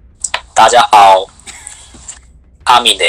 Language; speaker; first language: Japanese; native; Japanese